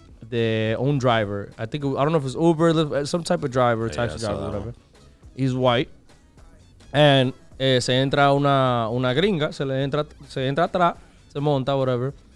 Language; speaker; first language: English; early bilingual, other home language; Spanish